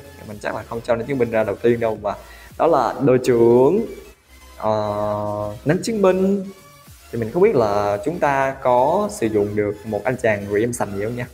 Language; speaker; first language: Vietnamese; native; Vietnamese